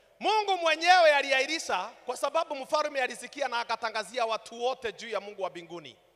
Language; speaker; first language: Swahili; non-native, local second language; Kikuyu